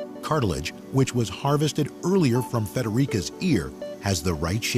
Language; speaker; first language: English; native; English